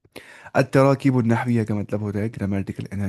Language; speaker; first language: Arabic; non-native, fluent; Urdu